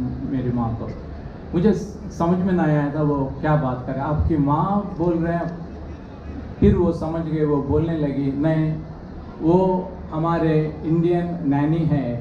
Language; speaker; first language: Hindi; non-native, local second language; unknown